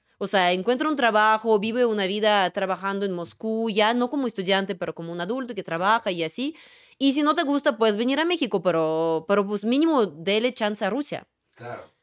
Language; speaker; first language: Spanish; non-native, fluent; Russian